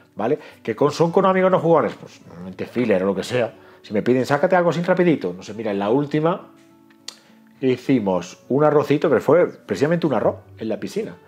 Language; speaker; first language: Spanish; native; Spanish